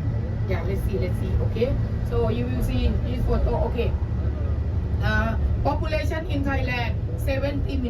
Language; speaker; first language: English; non-native, learner; Thai